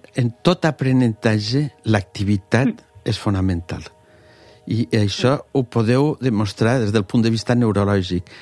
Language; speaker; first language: Catalan; native; Catalan